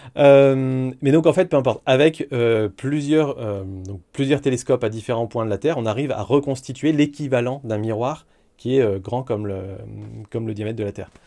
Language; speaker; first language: French; native; French